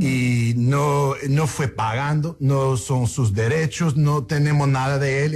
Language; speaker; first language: Spanish; non-native, learner; English